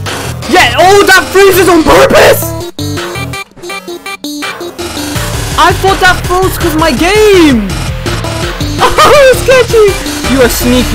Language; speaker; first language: English; native; English